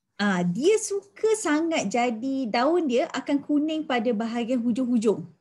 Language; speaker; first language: Malay; native; Malay